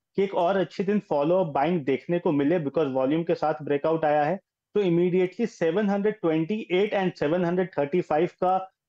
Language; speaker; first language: Hindi; native; Hindi